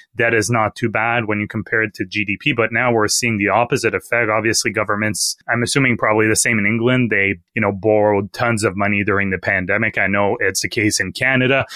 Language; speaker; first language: English; non-native, fluent; French